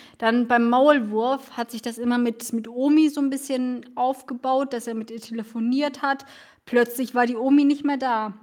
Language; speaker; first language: German; early bilingual, other home language; Russian